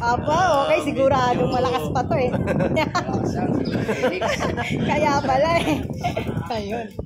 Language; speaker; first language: Filipino; native; Filipino